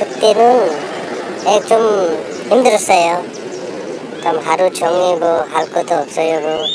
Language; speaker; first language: Korean; non-native, learner; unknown